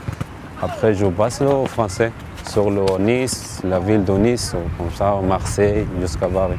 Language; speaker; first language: French; non-native, learner; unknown